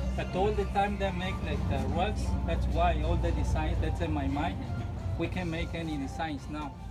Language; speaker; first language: English; non-native, learner; Spanish